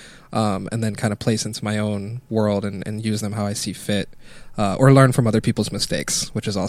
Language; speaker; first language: English; native; English